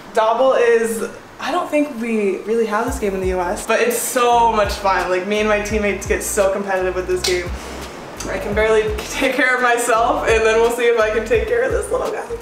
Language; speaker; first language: English; native; English